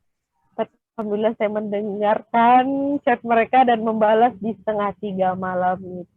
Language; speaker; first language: Indonesian; native; Indonesian